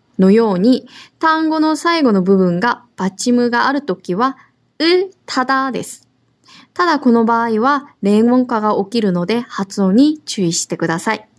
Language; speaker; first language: Japanese; non-native, fluent; Korean